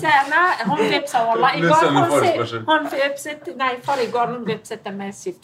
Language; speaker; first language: Norwegian; non-native, learner; Arabic